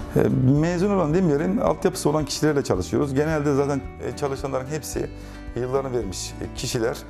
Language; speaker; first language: Turkish; native; Turkish